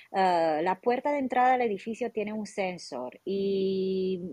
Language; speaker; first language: Spanish; non-native, fluent; Romanian